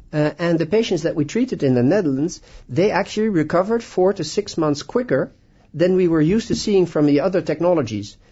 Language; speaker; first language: English; non-native, fluent; Dutch